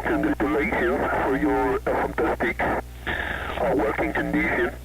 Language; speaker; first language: English; non-native, learner; Spanish